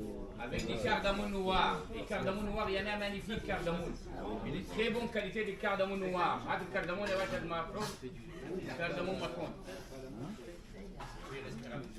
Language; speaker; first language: French; non-native, learner; Arabic